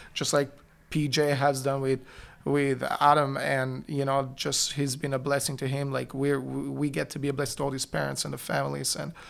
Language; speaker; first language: English; non-native, fluent; Bulgarian